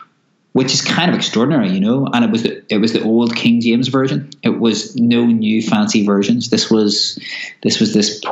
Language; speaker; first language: English; native; English